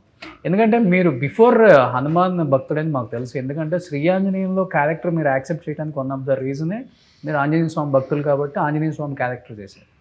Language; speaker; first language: Telugu; native; Telugu